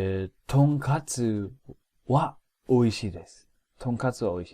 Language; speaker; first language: Japanese; non-native, fluent; English